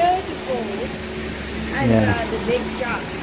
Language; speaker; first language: English; non-native, learner; Thai